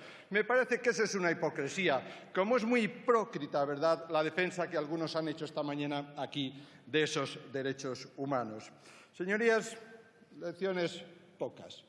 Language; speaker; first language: Spanish; native; Spanish